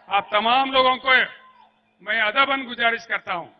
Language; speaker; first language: Hindi; non-native, local second language; Telugu